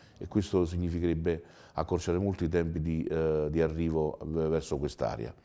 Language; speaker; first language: Italian; native; Italian